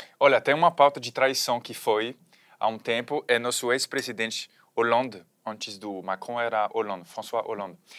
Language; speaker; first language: Portuguese; non-native, fluent; French